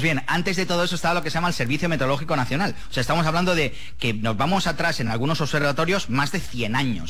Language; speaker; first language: Spanish; native; Spanish